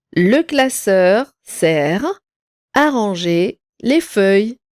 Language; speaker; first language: French; non-native, local second language; Arabic